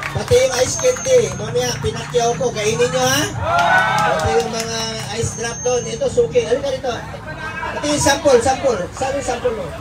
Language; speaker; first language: Filipino; non-native, local second language; Cebuano